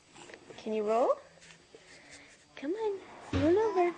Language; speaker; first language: English; native; English